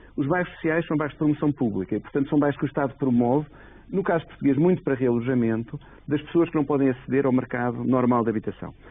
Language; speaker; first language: Portuguese; native; Portuguese